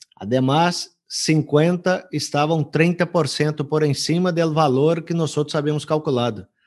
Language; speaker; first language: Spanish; non-native, fluent; Portuguese